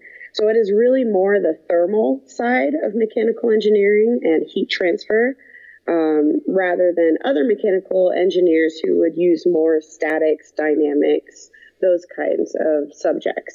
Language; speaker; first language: English; native; English